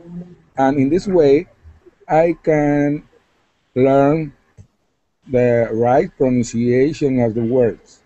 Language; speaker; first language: English; non-native, learner; Spanish